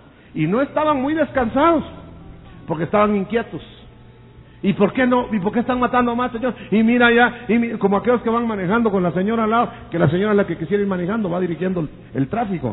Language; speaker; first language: Spanish; native; Spanish